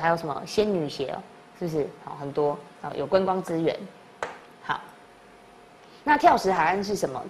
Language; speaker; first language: Chinese; native; Chinese